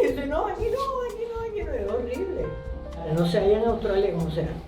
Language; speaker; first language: Spanish; native; Spanish